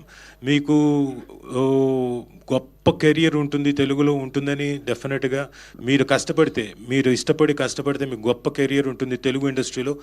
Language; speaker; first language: Telugu; native; Telugu